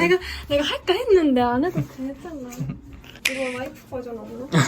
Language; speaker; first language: Korean; non-native, fluent; Japanese